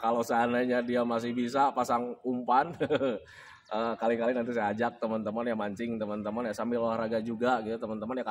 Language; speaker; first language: Indonesian; native; Indonesian